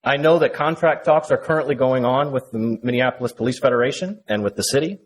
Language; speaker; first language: English; native; English